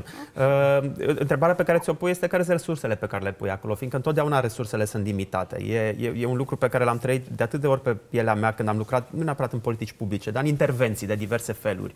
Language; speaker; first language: Romanian; native; Romanian